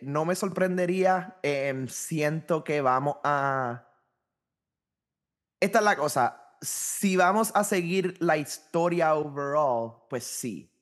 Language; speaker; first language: Spanish; native; Spanish